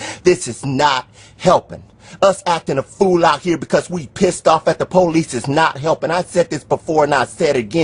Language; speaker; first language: English; native; English